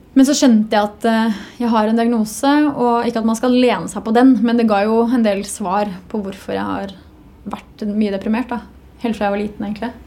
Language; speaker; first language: Norwegian; native; Norwegian